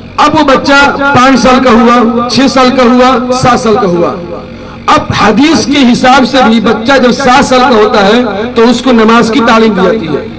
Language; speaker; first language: Hindi; native; Hindi